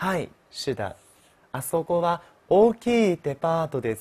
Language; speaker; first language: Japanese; non-native, fluent; Chinese